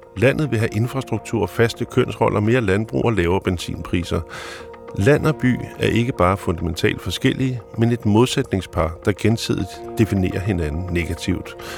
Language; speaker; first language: Danish; native; Danish